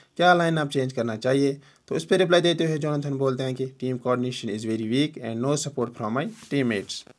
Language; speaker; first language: Hindi; native; Hindi